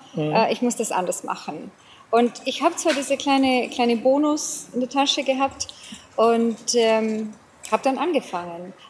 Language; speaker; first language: German; non-native, fluent; English